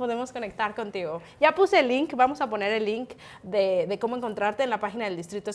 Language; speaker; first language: Spanish; native; Spanish